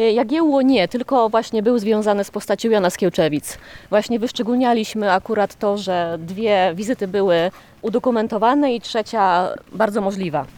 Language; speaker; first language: Polish; native; Polish